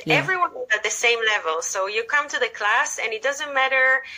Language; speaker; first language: English; non-native, fluent; Hebrew